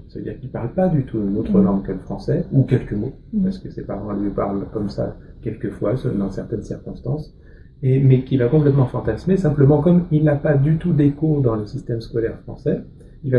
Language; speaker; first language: French; native; French